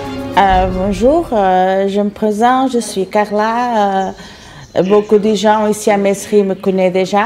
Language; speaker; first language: French; non-native, fluent; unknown